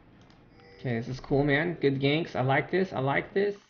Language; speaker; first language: English; native; English